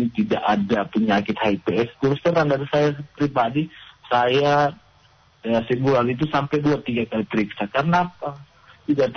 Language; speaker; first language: Indonesian; native; Indonesian